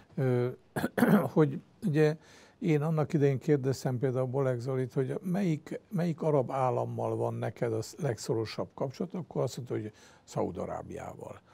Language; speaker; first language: Hungarian; native; Hungarian